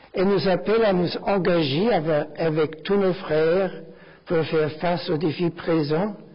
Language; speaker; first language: French; non-native, fluent; German